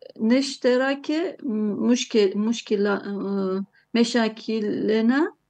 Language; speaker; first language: Arabic; non-native, learner; Turkish